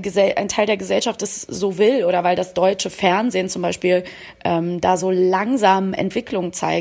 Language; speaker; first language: German; native; German